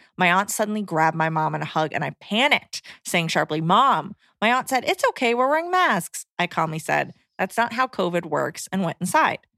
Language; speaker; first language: English; native; English